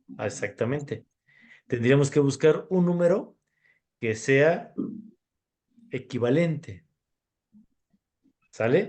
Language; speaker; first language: Spanish; native; Spanish